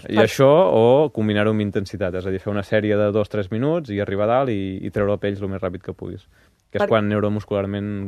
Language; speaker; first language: Catalan; native; Catalan